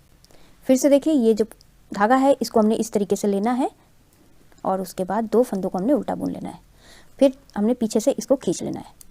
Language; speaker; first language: Hindi; non-native, local second language; Punjabi